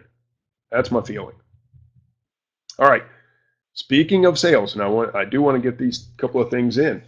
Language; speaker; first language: English; native; English